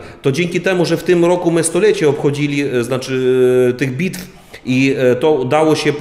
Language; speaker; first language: Polish; non-native, fluent; Ukrainian